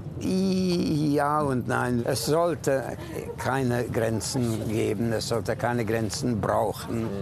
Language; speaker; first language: German; early bilingual, other home language; Hungarian